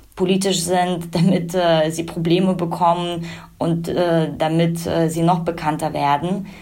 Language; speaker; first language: German; early bilingual, other home language; Russian